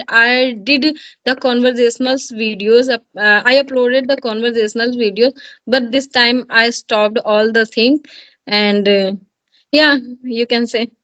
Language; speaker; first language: English; non-native, learner; Hindi